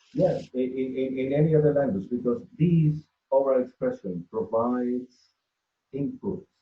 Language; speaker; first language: English; non-native, fluent; Spanish